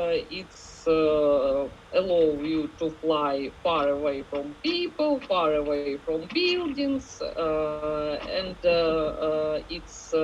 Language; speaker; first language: English; non-native, learner; Ukrainian